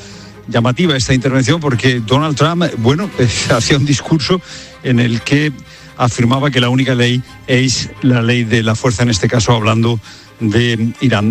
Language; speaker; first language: Spanish; native; Spanish